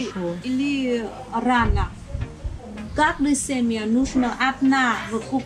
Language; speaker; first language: Russian; non-native, learner; Vietnamese